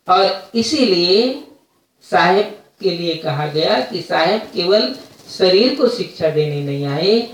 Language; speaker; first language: Hindi; native; Hindi